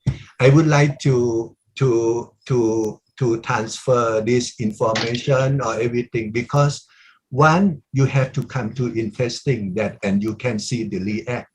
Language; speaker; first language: English; non-native, learner; Thai